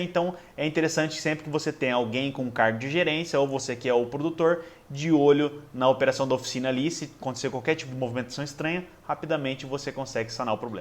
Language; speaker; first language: Portuguese; native; Portuguese